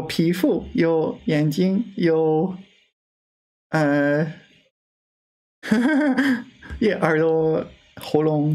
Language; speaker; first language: Chinese; non-native, learner; English